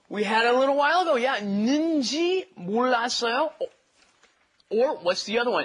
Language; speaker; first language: English; native; English